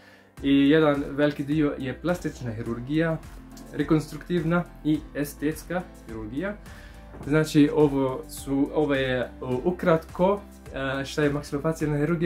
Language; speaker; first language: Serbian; non-native, learner; Arabic